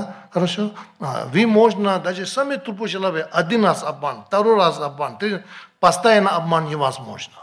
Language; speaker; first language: Russian; non-native, learner; Tibetan